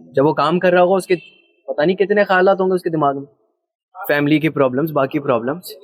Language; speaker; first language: Urdu; early bilingual, heritage; Urdu